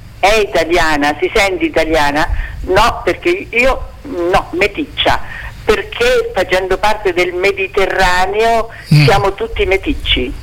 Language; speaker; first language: Italian; native; Italian